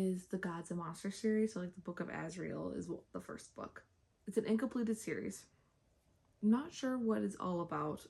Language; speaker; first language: English; native; English